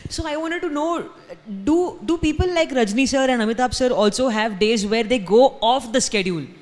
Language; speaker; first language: English; non-native, local second language; Hindi